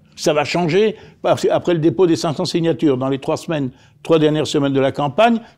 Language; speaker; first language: French; native; French